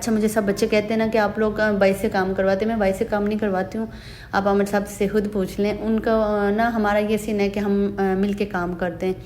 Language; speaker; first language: Urdu; native; Urdu